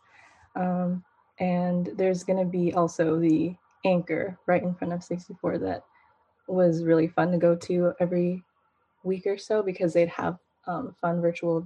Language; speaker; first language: English; native; English